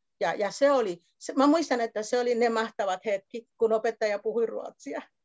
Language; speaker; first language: Finnish; non-native, fluent; Spanish